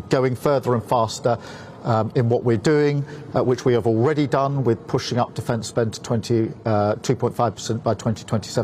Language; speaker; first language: English; native; English